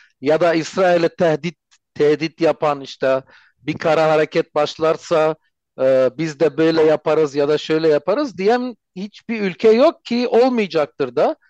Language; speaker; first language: Turkish; non-native, fluent; Armenian